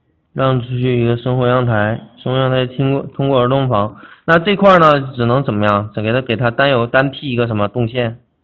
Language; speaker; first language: Chinese; native; Chinese